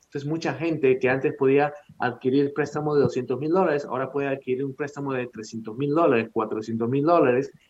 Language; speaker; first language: Spanish; early bilingual, heritage; Spanish